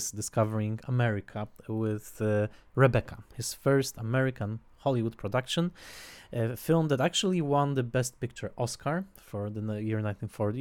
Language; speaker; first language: English; non-native, fluent; Polish